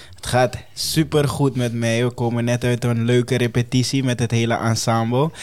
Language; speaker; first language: Dutch; non-native, fluent; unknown